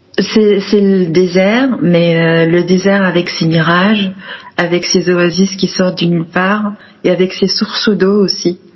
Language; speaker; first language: French; non-native, local second language; Arabic